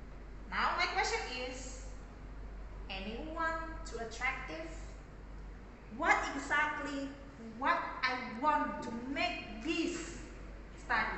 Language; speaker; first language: English; non-native, learner; Indonesian